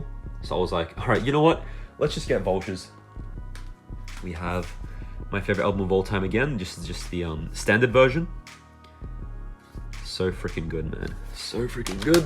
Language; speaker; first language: English; native; English